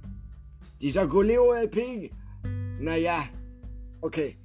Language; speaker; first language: German; native; German